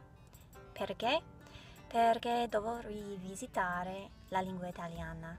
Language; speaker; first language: Italian; non-native, learner; English